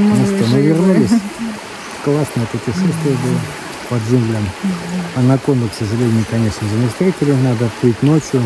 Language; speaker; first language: Russian; native; Russian